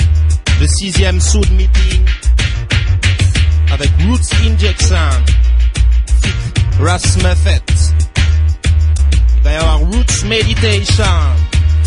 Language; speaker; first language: French; native; French